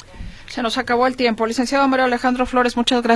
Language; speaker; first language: Spanish; native; Spanish